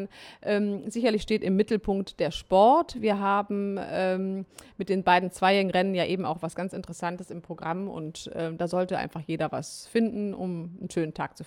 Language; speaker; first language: German; native; German